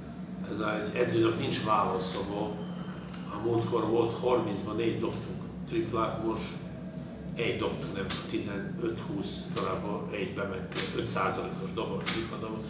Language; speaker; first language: Hungarian; non-native, fluent; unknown